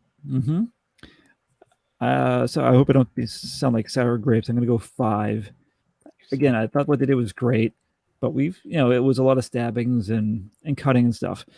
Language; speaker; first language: English; native; English